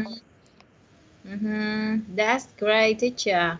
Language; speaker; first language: English; non-native, learner; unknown